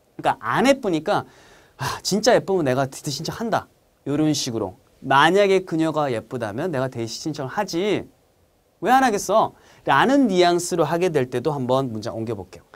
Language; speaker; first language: Korean; native; Korean